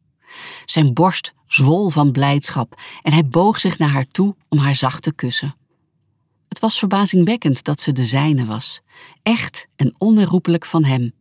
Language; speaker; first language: Dutch; native; Dutch